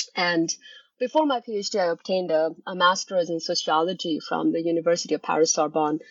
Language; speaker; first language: English; non-native, local second language; Bangla